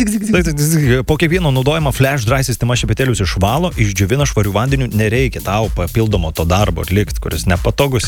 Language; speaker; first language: Lithuanian; native; Lithuanian